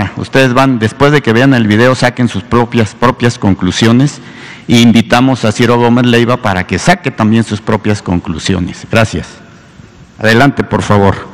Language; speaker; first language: Spanish; native; Spanish